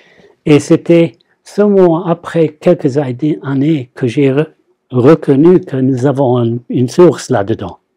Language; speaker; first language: French; non-native, fluent; English